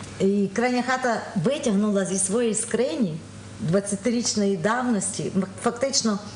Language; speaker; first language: Ukrainian; native; Ukrainian